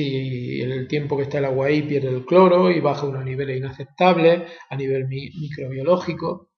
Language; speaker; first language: Spanish; native; Spanish